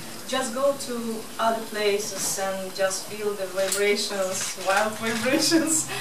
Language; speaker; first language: English; non-native, learner; Ukrainian